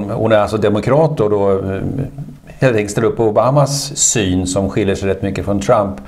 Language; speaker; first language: Swedish; native; Swedish